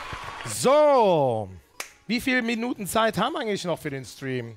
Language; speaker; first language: German; native; German